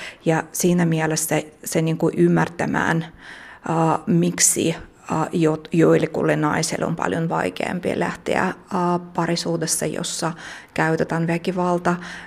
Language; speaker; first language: Finnish; non-native, fluent; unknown